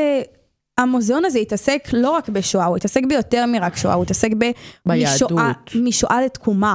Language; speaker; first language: Hebrew; native; Hebrew